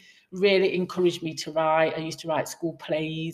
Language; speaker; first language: English; native; English